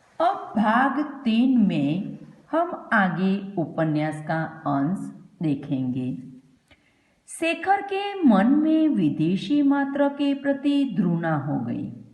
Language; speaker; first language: Hindi; non-native, local second language; Gujarati